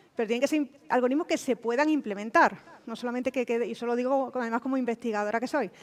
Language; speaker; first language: Spanish; native; Spanish